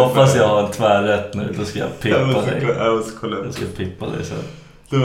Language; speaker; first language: Swedish; native; Swedish